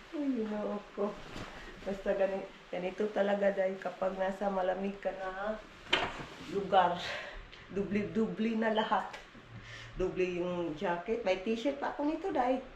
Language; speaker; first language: Filipino; non-native, local second language; Cebuano